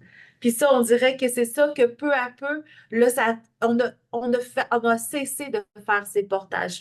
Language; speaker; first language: French; native; French